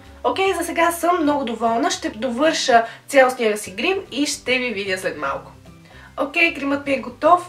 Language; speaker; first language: Bulgarian; native; Bulgarian